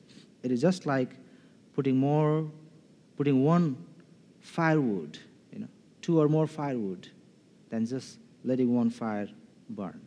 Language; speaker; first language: English; non-native, fluent; Nepali